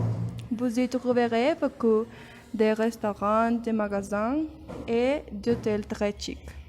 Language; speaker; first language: French; non-native, learner; Spanish